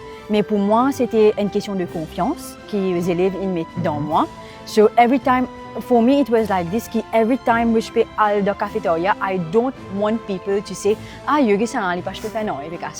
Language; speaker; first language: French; non-native, local second language; Morisyen